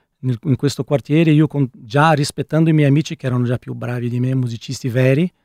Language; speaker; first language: Italian; non-native, fluent; Portuguese